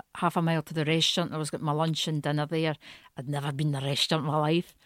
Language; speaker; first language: English; native; English